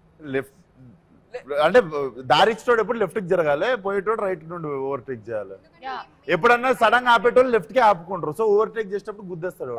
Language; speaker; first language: Telugu; native; Telugu